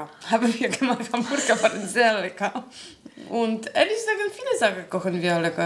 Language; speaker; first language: German; non-native, learner; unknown